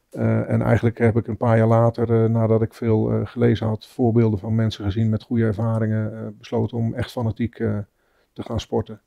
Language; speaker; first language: Dutch; native; Dutch